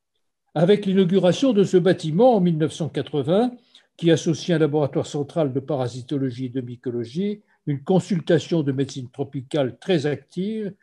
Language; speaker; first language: French; native; French